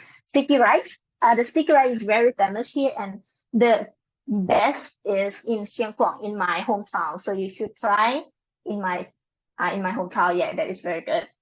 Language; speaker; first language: English; non-native, learner; Lao